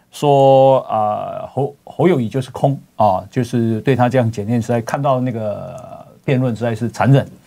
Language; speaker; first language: Chinese; native; Chinese